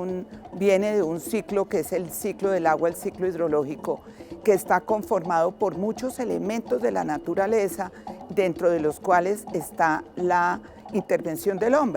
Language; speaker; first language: Spanish; native; Spanish